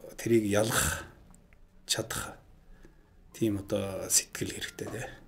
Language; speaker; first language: Mongolian; non-native, local second language; Kazakh